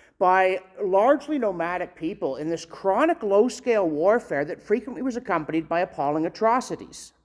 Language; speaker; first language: English; native; English